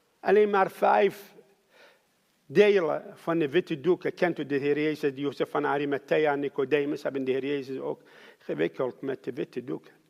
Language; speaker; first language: Dutch; non-native, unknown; Arabic